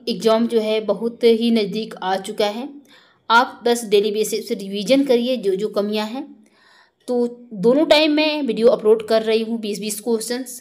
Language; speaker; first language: Hindi; native; Hindi